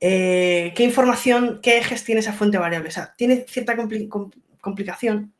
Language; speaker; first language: Spanish; native; Spanish